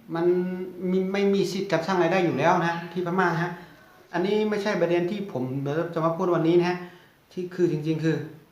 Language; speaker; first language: Thai; non-native, fluent; Shan